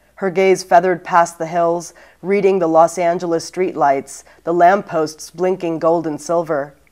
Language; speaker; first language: English; native; English